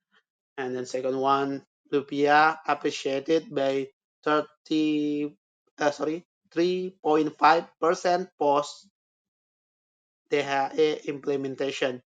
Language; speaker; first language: English; non-native, learner; Indonesian